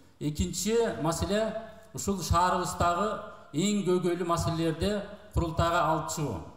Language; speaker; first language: Kyrgyz; native; Kyrgyz